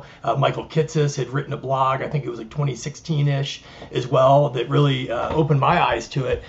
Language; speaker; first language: English; native; English